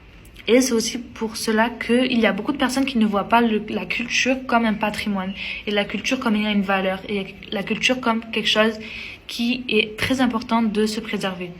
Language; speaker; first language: French; early bilingual, other home language; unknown